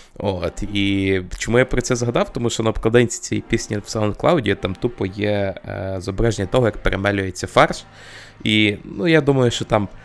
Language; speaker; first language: Ukrainian; native; Ukrainian